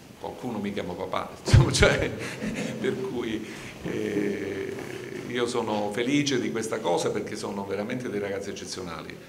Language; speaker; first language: Italian; native; Italian